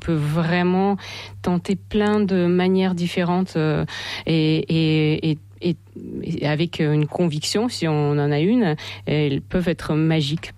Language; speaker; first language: French; non-native, fluent; Russian